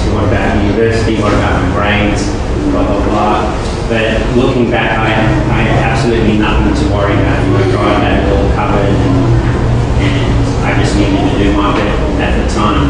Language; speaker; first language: English; native; English